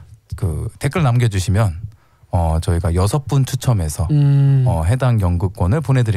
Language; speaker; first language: Korean; native; Korean